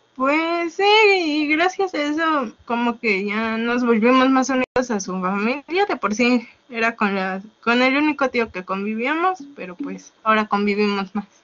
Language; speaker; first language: Spanish; native; Spanish